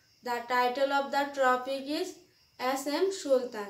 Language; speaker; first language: English; non-native, local second language; Bangla